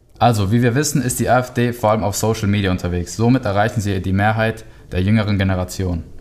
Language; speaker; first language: German; early bilingual, other home language; Spanish